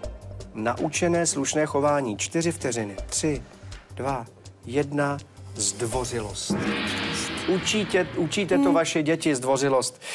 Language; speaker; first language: Czech; native; Czech